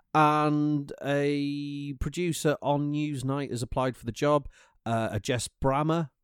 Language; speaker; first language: English; native; English